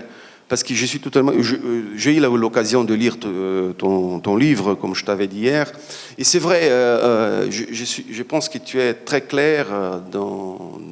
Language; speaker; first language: French; non-native, fluent; Portuguese